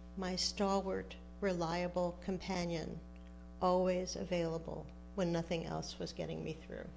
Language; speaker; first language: English; native; English